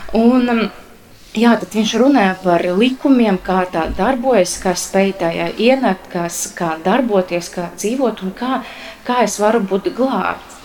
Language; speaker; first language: Latvian; non-native, local second language; Russian